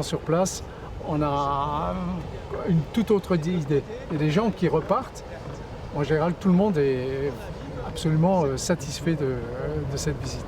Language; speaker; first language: French; native; French